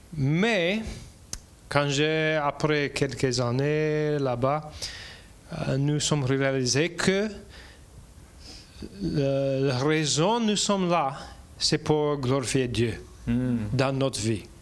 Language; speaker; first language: French; non-native, learner; English